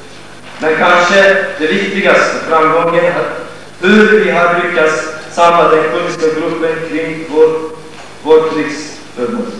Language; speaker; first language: Swedish; non-native, fluent; Kurdish